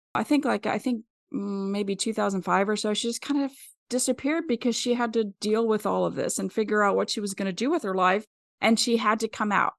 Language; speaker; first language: English; native; English